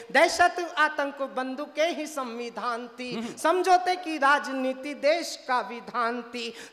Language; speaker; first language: Hindi; native; Hindi